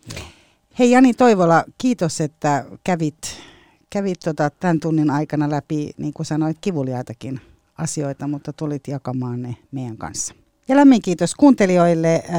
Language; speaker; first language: Finnish; native; Finnish